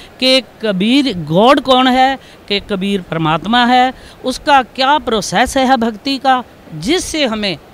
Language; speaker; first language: Hindi; native; Hindi